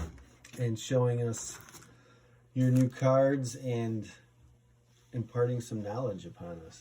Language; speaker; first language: English; native; English